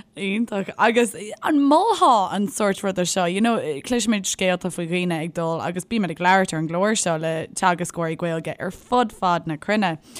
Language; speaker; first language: Irish; native; Irish